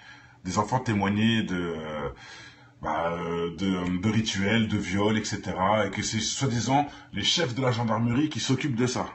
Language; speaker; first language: French; native; French